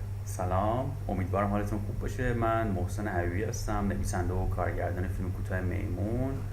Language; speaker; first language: Persian; native; Persian